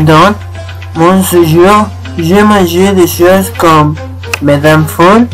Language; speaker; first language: French; non-native, learner; Spanish